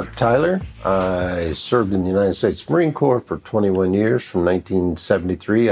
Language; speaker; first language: English; native; English